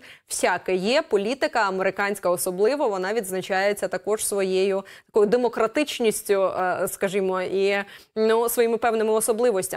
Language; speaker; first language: Ukrainian; native; Ukrainian